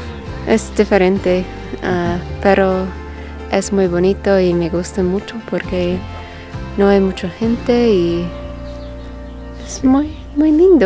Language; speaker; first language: Spanish; non-native, learner; English